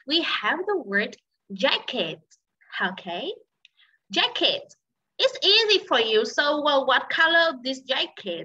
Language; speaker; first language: English; non-native, learner; Vietnamese